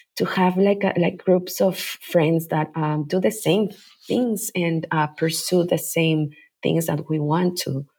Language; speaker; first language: English; non-native, fluent; Spanish